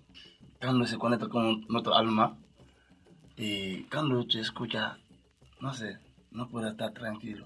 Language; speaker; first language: Spanish; non-native, learner; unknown